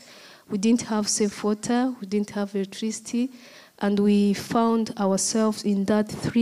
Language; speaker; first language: English; non-native, local second language; Kinyarwanda